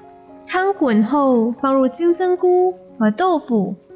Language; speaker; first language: Chinese; native; Chinese